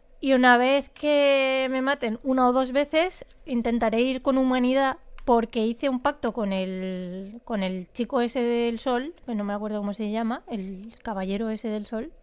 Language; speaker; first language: Spanish; native; Spanish